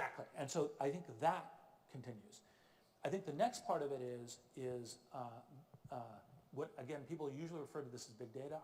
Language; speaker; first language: English; native; English